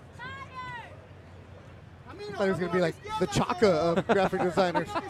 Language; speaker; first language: English; early bilingual, other home language; Spanish